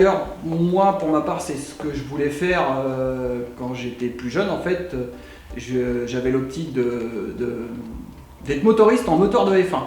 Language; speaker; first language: French; native; French